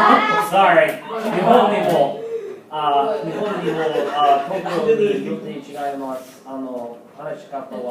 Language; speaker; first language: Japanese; non-native, learner; English